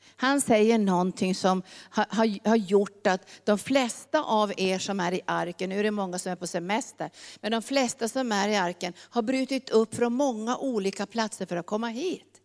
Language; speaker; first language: Swedish; native; Swedish